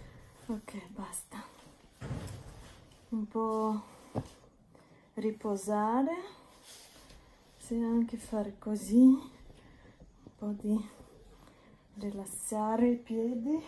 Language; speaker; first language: Italian; non-native, learner; Russian